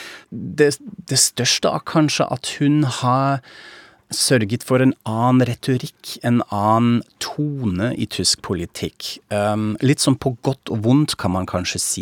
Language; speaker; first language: Norwegian; non-native, fluent; German